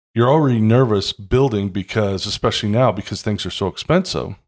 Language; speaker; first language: English; native; English